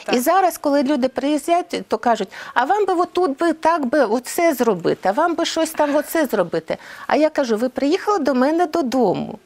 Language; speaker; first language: Ukrainian; non-native, local second language; Russian